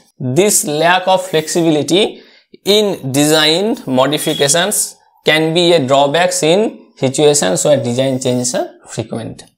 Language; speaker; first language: English; non-native, local second language; Bangla